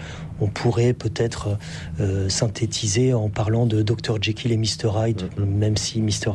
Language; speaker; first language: French; native; French